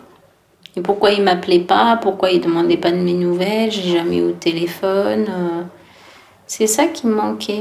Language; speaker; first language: French; early bilingual, other home language; Arabic